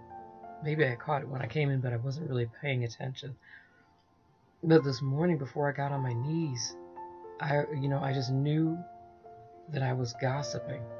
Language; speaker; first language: English; native; English